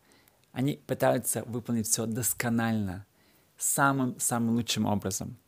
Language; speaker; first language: Russian; native; Russian